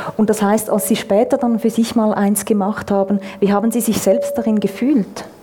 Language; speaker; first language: German; native; German